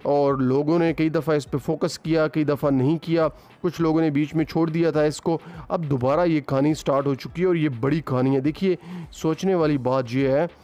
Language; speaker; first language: Urdu; non-native, local second language; Punjabi